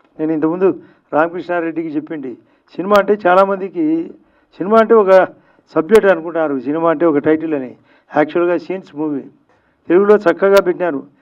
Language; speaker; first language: Telugu; native; Telugu